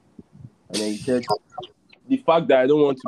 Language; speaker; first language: English; non-native, local second language; Yoruba